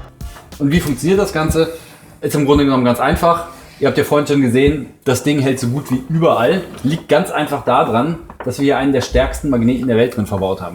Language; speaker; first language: German; native; German